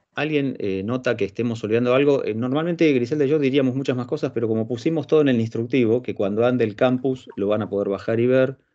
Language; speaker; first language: Spanish; native; Spanish